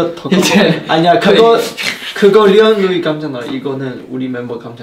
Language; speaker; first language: Korean; non-native, fluent; Chinese